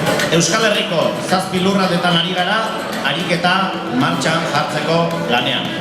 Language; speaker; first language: Basque; native; Basque